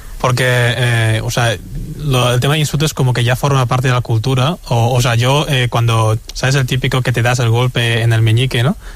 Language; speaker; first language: Spanish; early bilingual, other home language; Chinese